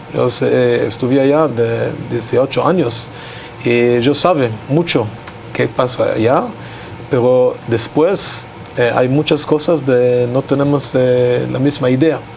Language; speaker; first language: Spanish; non-native, learner; Hebrew